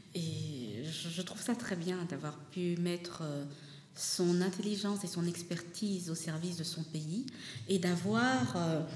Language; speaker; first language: French; non-native, local second language; Lingala